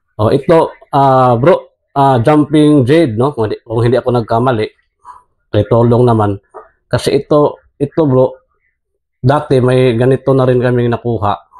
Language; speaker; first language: Filipino; non-native, local second language; Cebuano